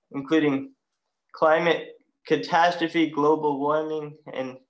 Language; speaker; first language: English; native; English